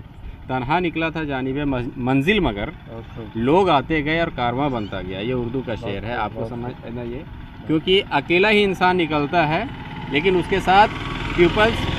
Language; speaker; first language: Hindi; native; Hindi